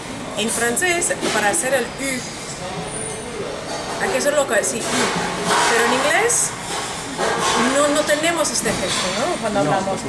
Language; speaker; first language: Spanish; non-native, fluent; English